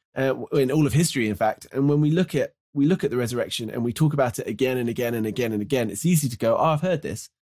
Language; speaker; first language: English; native; English